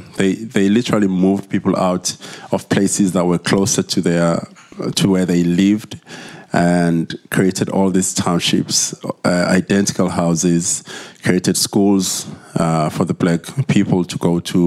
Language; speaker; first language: English; non-native, local second language; Zulu